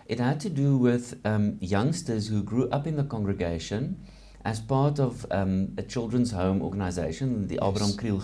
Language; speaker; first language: English; non-native, local second language; Afrikaans